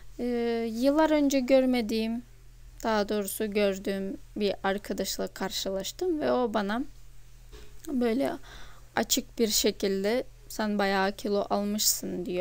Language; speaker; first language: Turkish; non-native, fluent; Russian